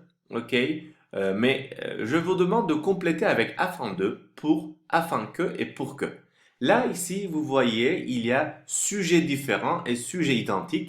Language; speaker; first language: French; non-native, fluent; Turkish